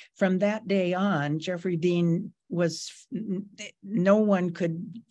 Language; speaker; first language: English; native; English